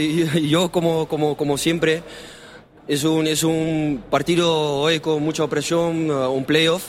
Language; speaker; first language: Spanish; non-native, learner; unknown